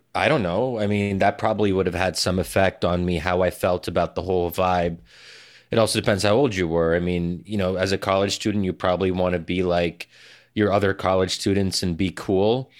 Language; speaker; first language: English; early bilingual, other home language; Arabic